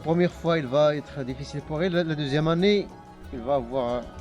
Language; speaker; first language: French; non-native, learner; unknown